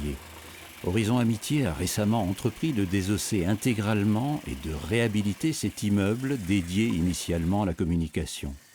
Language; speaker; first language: French; native; French